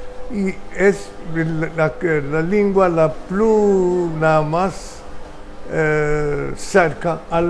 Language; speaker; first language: Spanish; early bilingual, heritage; Ladino